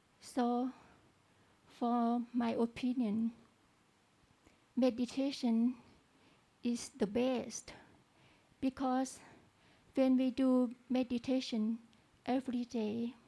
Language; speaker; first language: English; non-native, learner; Thai